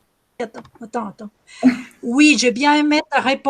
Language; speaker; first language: French; non-native, fluent; Spanish